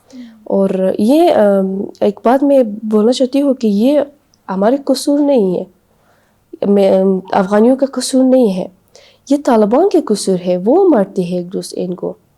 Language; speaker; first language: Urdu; non-native, learner; Persian